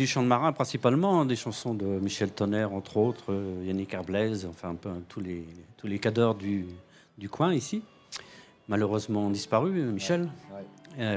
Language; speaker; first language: French; native; French